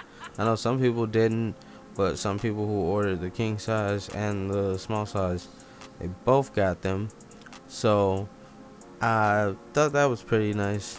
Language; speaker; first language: English; native; English